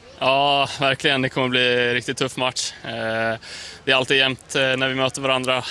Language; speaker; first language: Swedish; native; Swedish